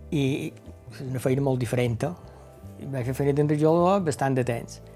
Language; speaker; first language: Catalan; native; Catalan